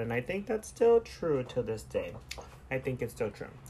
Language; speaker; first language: English; early bilingual, other home language; Spanish